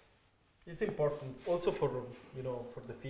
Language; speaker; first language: English; non-native, fluent; Italian